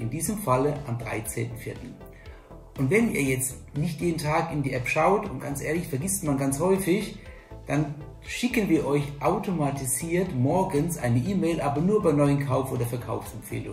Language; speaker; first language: German; native; German